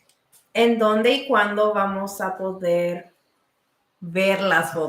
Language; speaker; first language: Spanish; early bilingual, heritage; Spanish